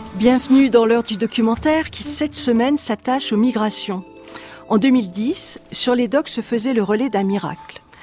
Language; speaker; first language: French; native; French